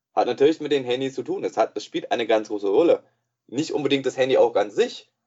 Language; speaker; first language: German; non-native, fluent; English